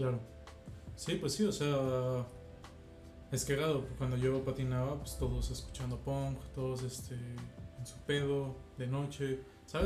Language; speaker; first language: Spanish; native; Spanish